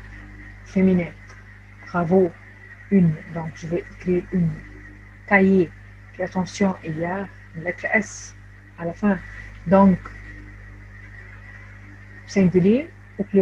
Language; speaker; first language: French; non-native, fluent; Arabic